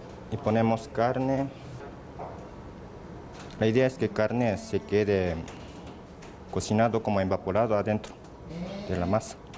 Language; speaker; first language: Spanish; non-native, fluent; Japanese